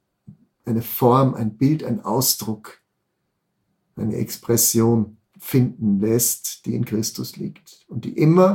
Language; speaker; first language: German; native; German